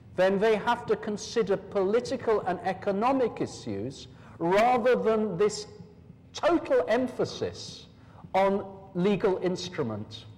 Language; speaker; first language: English; native; English